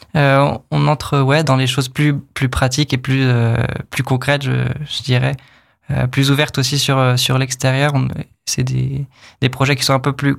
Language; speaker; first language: French; native; French